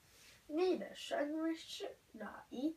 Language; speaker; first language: Chinese; non-native, learner; Norwegian